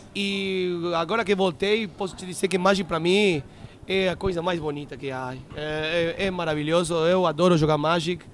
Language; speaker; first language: Portuguese; non-native, learner; Spanish